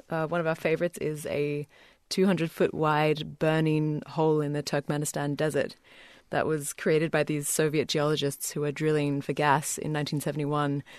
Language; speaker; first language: English; native; English